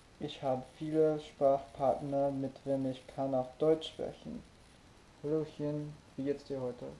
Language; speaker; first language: German; non-native, learner; English